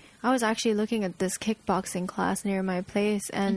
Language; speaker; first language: English; non-native, fluent; Japanese